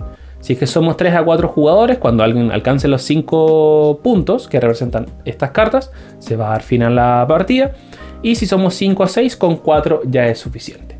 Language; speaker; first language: Spanish; native; Spanish